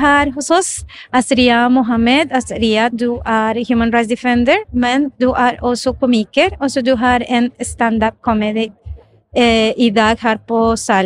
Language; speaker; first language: Norwegian; non-native, fluent; Spanish